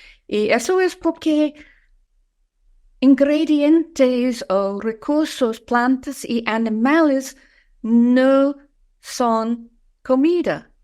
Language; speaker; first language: Spanish; non-native, fluent; English